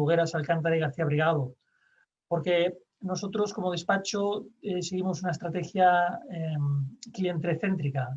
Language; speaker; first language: Spanish; native; Spanish